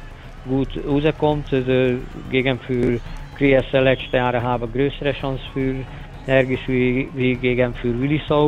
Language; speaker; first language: German; non-native, learner; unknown